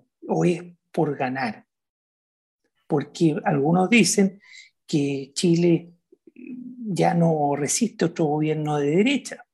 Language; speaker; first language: Spanish; native; Spanish